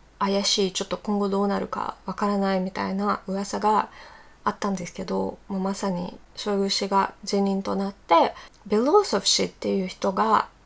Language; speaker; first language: Japanese; non-native, fluent; Russian